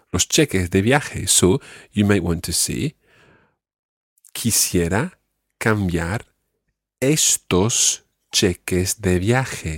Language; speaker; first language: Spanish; non-native, fluent; English